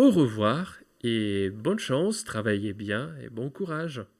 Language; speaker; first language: French; non-native, fluent; Ukrainian